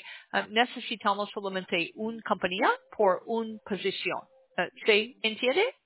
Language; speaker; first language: Spanish; non-native, learner; English